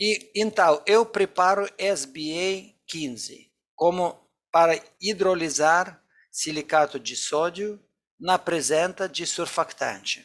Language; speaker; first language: Portuguese; non-native, fluent; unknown